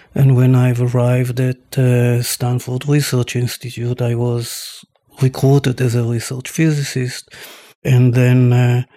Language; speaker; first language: English; non-native, fluent; Hebrew